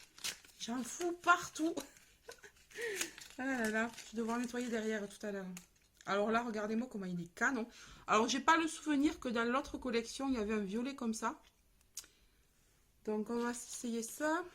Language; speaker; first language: French; native; French